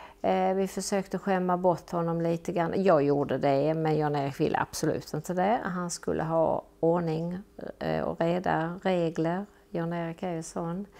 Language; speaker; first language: Swedish; native; Swedish